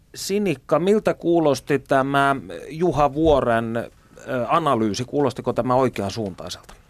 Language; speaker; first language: Finnish; native; Finnish